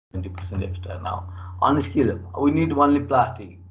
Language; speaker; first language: English; non-native, local second language; Nepali